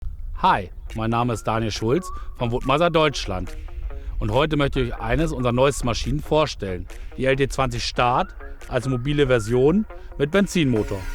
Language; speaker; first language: German; native; German